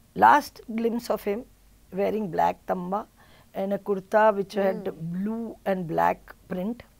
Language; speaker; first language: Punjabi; early bilingual, heritage; Punjabi